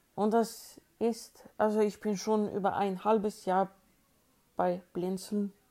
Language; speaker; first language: German; non-native, fluent; Swedish